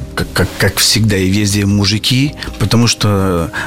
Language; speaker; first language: Russian; non-native, fluent; Portuguese